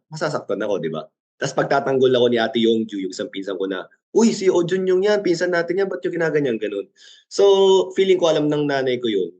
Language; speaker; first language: Filipino; early bilingual, other home language; Korean